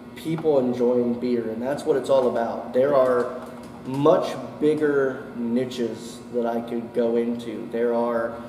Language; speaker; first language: English; native; English